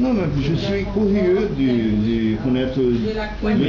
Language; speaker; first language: French; non-native, learner; Portuguese